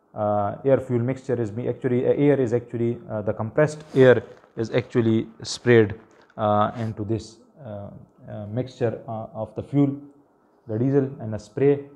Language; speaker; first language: English; non-native, local second language; Urdu